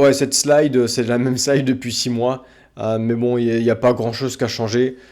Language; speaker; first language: French; native; French